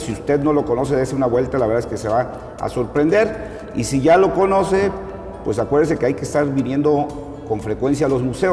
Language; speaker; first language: Spanish; native; Spanish